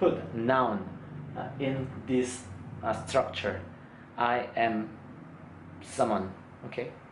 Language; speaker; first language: English; non-native, fluent; Korean